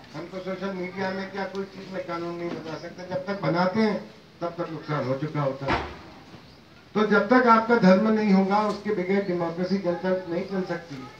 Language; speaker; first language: Hindi; native; Hindi